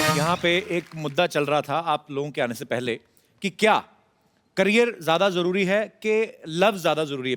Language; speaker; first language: Hindi; non-native, local second language; Punjabi